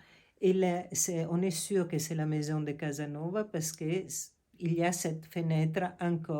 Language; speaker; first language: French; non-native, fluent; Italian